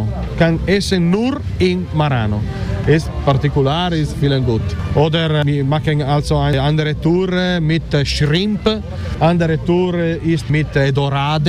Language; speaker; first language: German; non-native, learner; Italian